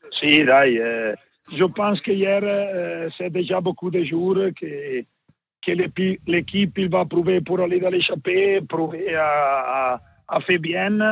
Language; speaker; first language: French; non-native, learner; Italian